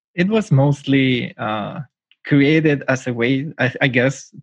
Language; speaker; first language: English; non-native, fluent; Spanish